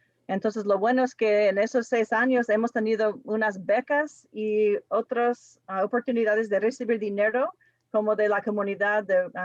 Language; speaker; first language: Spanish; non-native, fluent; English